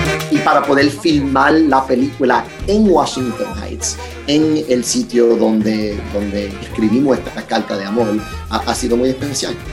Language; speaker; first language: Spanish; early bilingual, heritage; Spanish